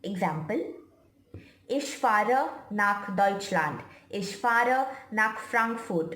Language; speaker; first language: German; non-native, fluent; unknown